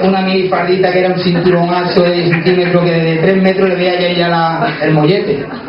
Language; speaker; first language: Spanish; native; Spanish